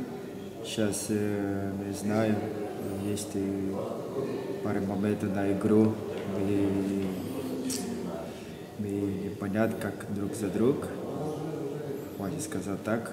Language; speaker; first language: Russian; non-native, learner; Portuguese